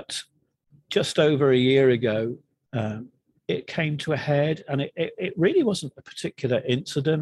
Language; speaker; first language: English; native; English